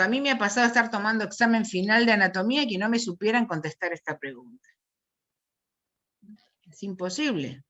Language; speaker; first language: Spanish; native; Spanish